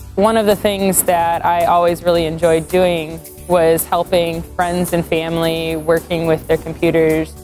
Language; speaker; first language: English; native; English